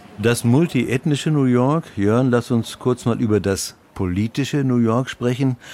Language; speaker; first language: German; native; German